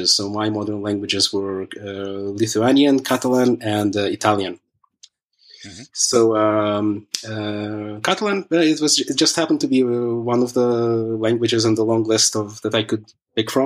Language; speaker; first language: English; early bilingual, other home language; Russian